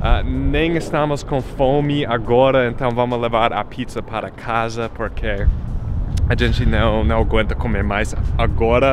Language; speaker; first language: Portuguese; non-native, fluent; English